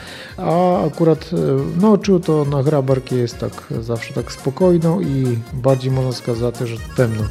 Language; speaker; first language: Polish; non-native, local second language; Ukrainian